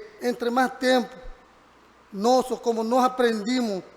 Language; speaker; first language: Portuguese; non-native, learner; Spanish